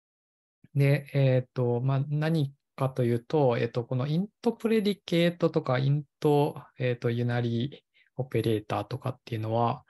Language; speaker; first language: Japanese; native; Japanese